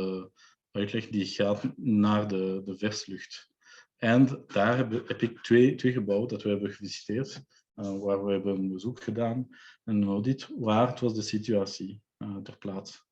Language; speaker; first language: Dutch; non-native, local second language; French